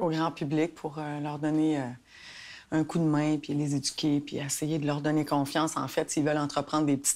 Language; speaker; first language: French; native; French